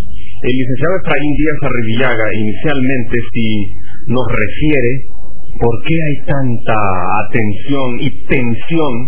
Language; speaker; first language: Spanish; native; Spanish